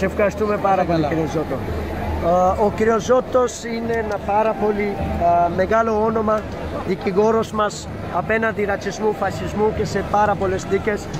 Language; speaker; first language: Greek; non-native, learner; Urdu